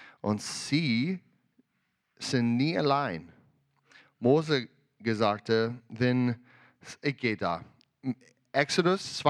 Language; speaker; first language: German; non-native, learner; English